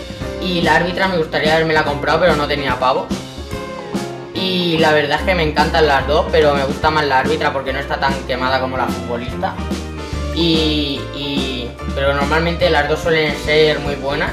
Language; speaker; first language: Spanish; native; Spanish